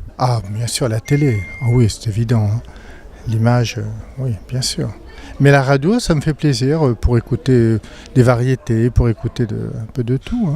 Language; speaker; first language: French; native; French